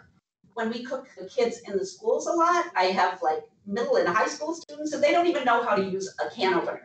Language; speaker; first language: English; native; English